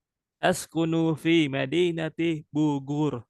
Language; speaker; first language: Arabic; non-native, fluent; Indonesian